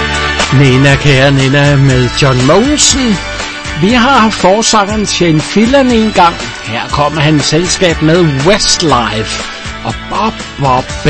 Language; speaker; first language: Danish; native; Danish